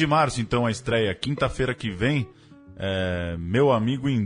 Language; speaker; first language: Portuguese; native; Portuguese